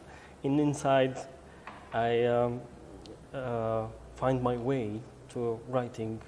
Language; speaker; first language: English; non-native, learner; Albanian